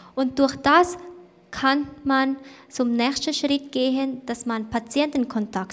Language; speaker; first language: German; non-native, fluent; Thai